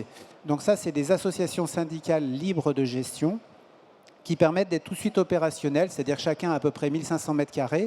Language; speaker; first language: French; native; French